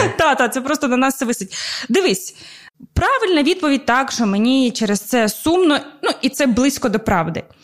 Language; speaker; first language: Ukrainian; non-native, local second language; Russian